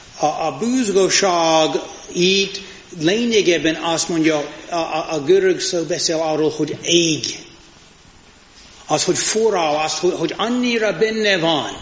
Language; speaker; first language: Hungarian; non-native, fluent; English